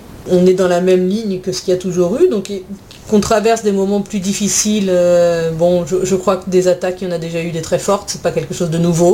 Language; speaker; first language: French; native; French